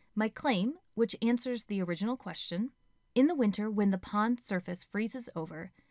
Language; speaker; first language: English; native; English